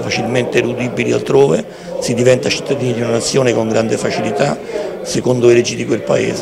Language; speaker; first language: Italian; native; Italian